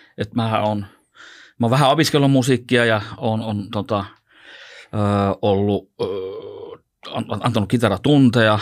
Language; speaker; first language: Finnish; non-native, local second language; Swedish